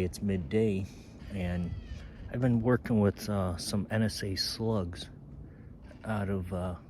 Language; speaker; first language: English; native; English